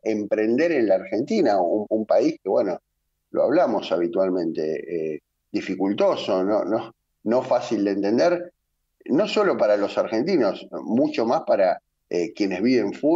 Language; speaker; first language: Spanish; native; Spanish